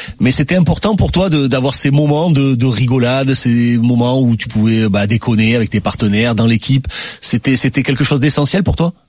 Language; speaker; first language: French; native; French